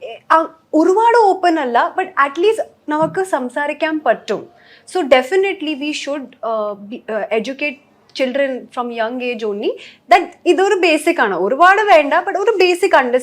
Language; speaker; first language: Malayalam; early bilingual, heritage; Malayalam